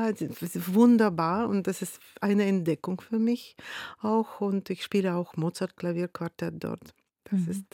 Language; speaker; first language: German; non-native, fluent; Russian